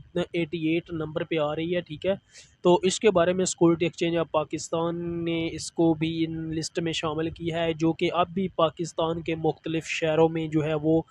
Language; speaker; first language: Urdu; non-native, local second language; Punjabi